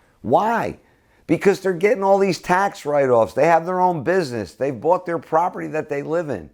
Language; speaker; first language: English; native; English